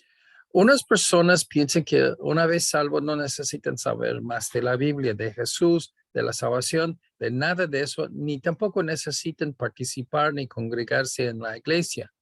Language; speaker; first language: Spanish; non-native, fluent; English